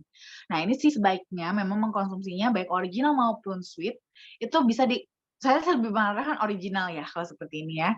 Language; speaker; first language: Indonesian; native; Indonesian